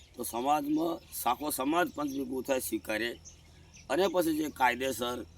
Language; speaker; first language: Gujarati; non-native, local second language; Bhili